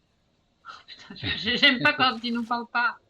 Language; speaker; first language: French; native; French